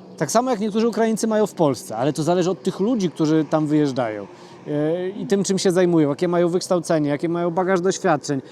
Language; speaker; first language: Polish; native; Polish